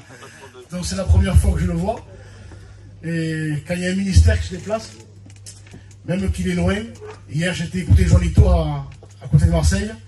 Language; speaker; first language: French; native; French